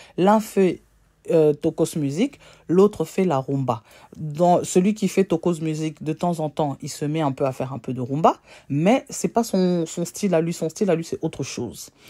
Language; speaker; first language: French; native; French